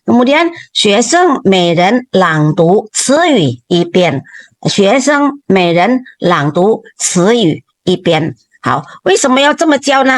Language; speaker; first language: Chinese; non-native, fluent; Indonesian